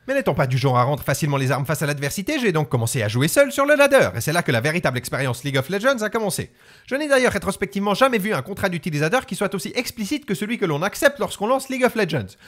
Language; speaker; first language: French; native; French